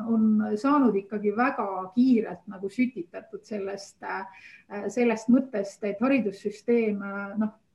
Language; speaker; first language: Estonian; native; Estonian